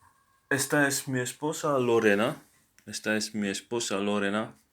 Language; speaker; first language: Spanish; non-native, learner; English